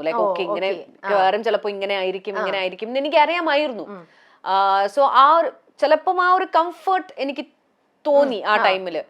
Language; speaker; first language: Malayalam; early bilingual, heritage; Malayalam